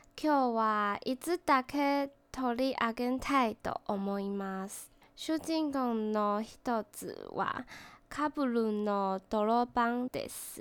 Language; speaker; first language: Japanese; non-native, learner; Chinese